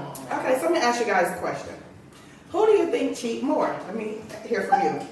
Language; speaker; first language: English; native; English